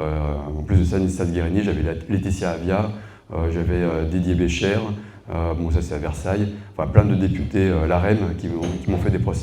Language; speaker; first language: French; native; French